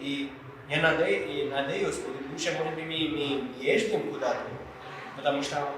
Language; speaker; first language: Russian; non-native, learner; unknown